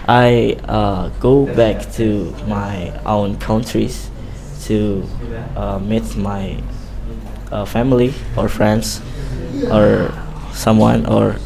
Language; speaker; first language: English; non-native, learner; Indonesian